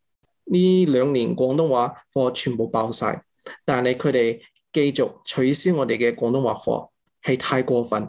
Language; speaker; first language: Cantonese; early bilingual, heritage; English